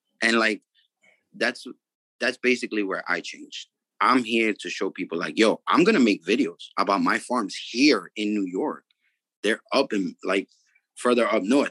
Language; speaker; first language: English; early bilingual, other home language; Spanish